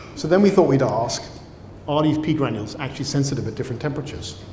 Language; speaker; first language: English; native; English